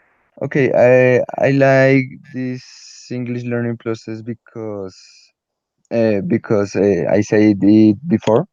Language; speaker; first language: English; non-native, learner; Spanish